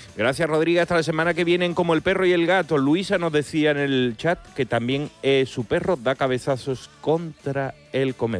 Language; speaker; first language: Spanish; native; Spanish